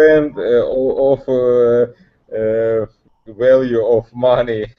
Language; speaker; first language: English; non-native, learner; Russian